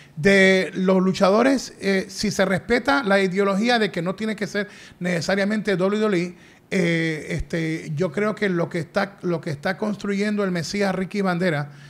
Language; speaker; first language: Spanish; native; Spanish